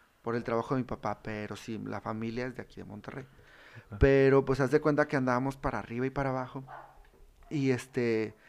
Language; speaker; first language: Spanish; native; Spanish